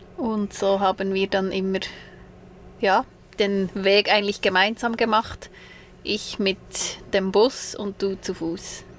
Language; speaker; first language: German; native; German